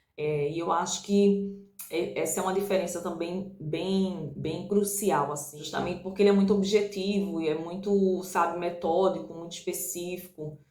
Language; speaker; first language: Portuguese; native; Portuguese